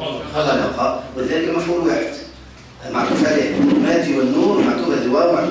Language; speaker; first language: Arabic; native; Arabic